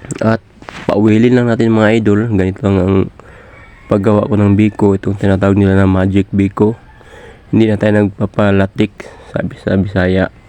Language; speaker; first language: Filipino; non-native, local second language; Cebuano